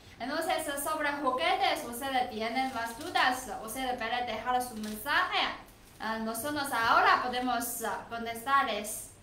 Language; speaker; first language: Spanish; non-native, learner; Chinese